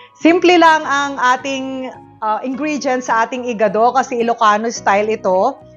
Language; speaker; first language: Filipino; non-native, local second language; Iloko